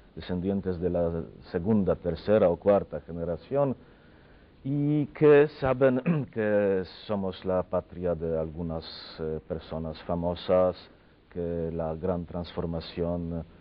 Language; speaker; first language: Spanish; non-native, fluent; Polish